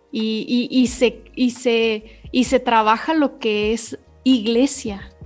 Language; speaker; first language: Spanish; native; Spanish